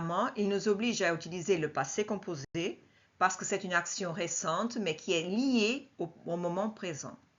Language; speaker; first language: French; non-native, fluent; Portuguese